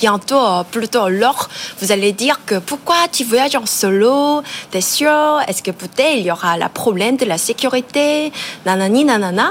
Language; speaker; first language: French; non-native, learner; Korean